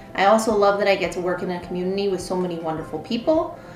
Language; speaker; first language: English; native; English